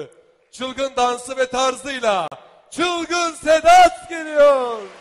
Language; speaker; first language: Turkish; native; Turkish